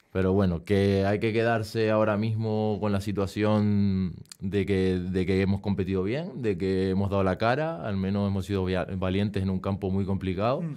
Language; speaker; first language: Spanish; native; Spanish